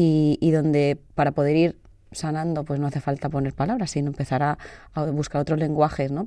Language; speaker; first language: Spanish; native; Spanish